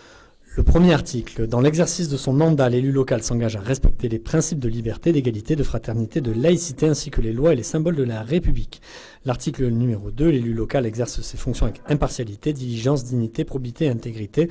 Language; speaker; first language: French; native; French